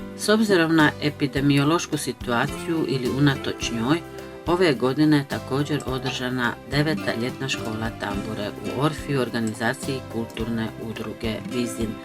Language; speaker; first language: Bosnian; early bilingual, heritage; Croatian